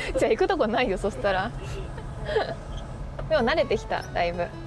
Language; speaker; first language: Japanese; native; Japanese